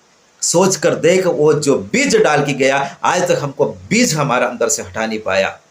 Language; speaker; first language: Hindi; non-native, local second language; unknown